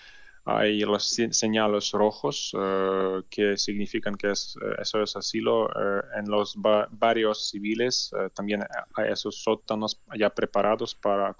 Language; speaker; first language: Spanish; non-native, learner; Ukrainian